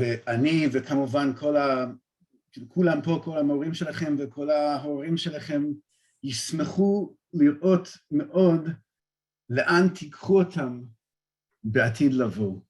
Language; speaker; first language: Hebrew; non-native, fluent; English